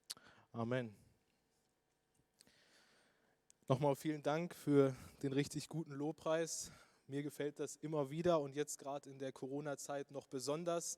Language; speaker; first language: German; native; German